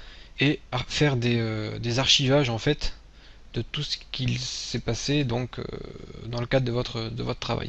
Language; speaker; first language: French; native; French